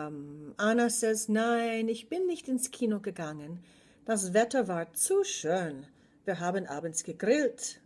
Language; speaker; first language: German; non-native, fluent; English